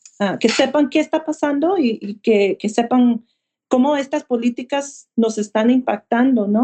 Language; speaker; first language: Spanish; early bilingual, heritage; Spanish